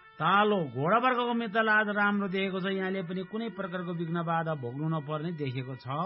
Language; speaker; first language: Nepali; non-native, local second language; Eastern Tamang